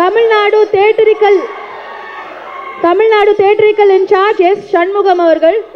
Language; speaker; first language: Tamil; native; Tamil